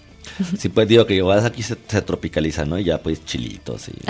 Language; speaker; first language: Spanish; native; Spanish